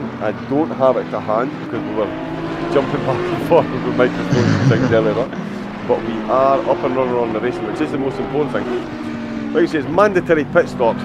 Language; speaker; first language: English; native; English